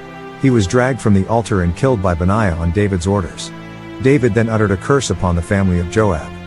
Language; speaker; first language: English; native; English